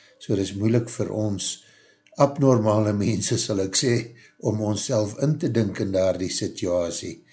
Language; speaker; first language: Afrikaans; native; Afrikaans